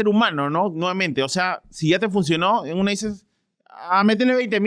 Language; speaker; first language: Spanish; native; Spanish